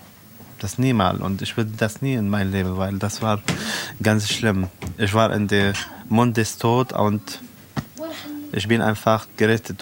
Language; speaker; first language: German; non-native, learner; Arabic